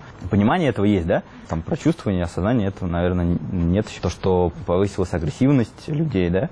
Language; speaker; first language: Russian; native; Russian